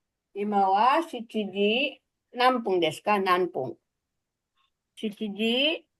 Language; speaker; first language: Japanese; non-native, fluent; Filipino